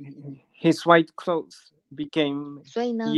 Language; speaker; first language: English; non-native, learner; Japanese